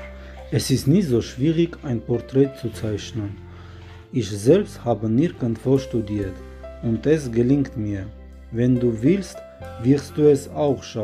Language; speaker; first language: German; non-native, learner; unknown